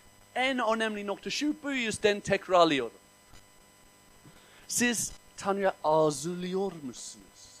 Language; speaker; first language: Turkish; non-native, fluent; English